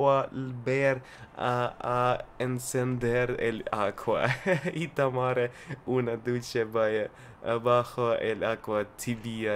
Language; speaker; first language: Spanish; non-native, learner; Russian